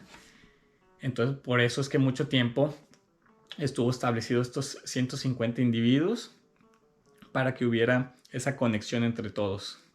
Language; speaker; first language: Spanish; native; Spanish